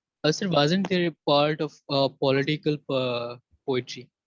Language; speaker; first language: English; non-native, learner; Urdu